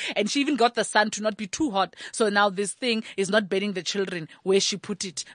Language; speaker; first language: English; non-native, local second language; Tswana